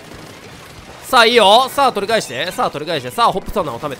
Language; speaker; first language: Japanese; native; Japanese